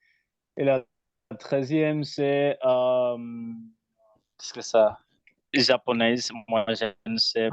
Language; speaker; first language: French; non-native, learner; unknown